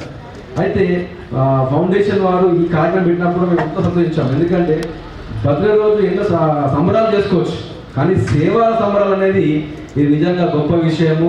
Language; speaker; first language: Telugu; native; Telugu